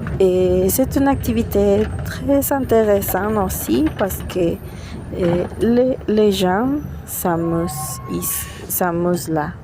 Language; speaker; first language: French; non-native, learner; Spanish